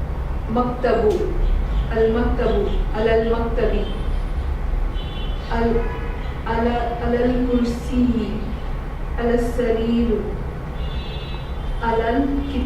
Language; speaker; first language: Arabic; non-native, learner; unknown